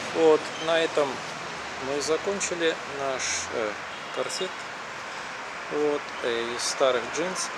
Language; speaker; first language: Russian; native; Russian